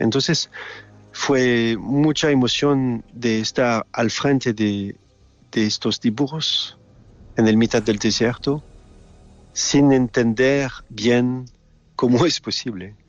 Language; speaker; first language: Spanish; non-native, fluent; French